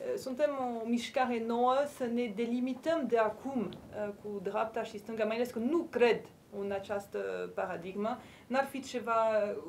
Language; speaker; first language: Romanian; non-native, fluent; French